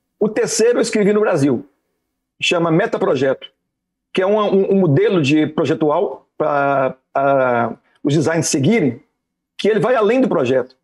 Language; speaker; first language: Portuguese; native; Portuguese